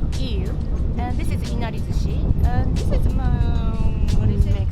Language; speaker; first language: English; non-native, fluent; Japanese